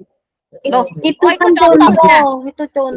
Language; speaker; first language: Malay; non-native, local second language; Javanese